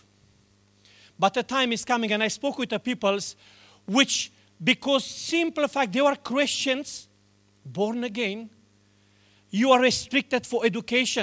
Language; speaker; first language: English; non-native, learner; Romanian